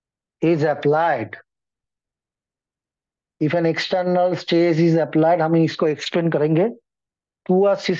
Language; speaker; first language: English; non-native, local second language; Hindi